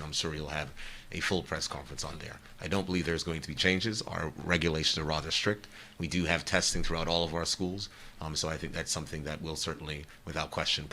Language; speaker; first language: English; native; English